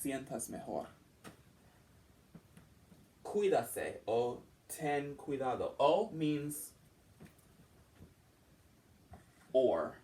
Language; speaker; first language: Spanish; non-native, learner; English